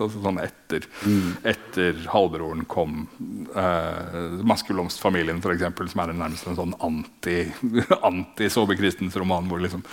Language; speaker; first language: Norwegian; native; Norwegian